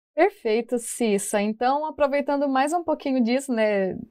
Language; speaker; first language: Portuguese; native; Portuguese